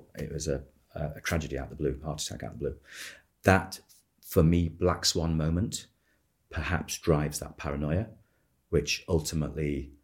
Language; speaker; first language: English; native; English